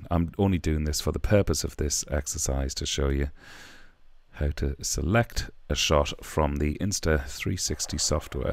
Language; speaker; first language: English; native; English